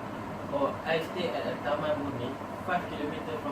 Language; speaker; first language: English; non-native, learner; Malay